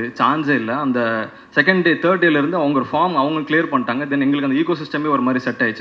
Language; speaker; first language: Tamil; native; Tamil